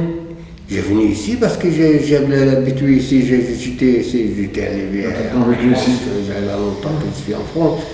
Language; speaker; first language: French; non-native, fluent; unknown